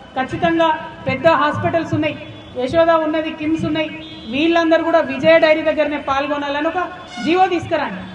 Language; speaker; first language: Telugu; native; Telugu